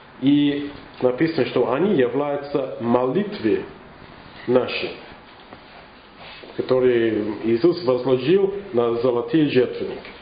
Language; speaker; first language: Russian; non-native, learner; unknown